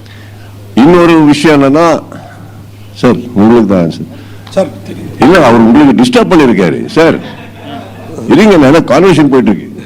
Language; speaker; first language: Tamil; non-native, fluent; Kannada